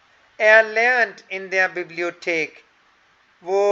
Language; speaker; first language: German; non-native, fluent; Hindi